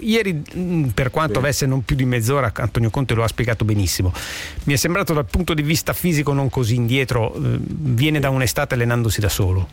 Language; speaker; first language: Italian; native; Italian